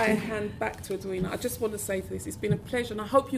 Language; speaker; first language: English; native; English